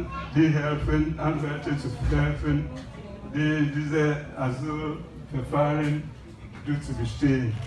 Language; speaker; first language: German; non-native, learner; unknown